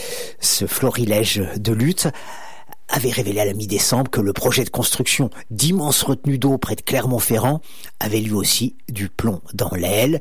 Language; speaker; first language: French; native; French